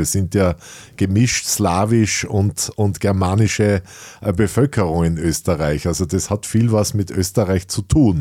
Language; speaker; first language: German; native; German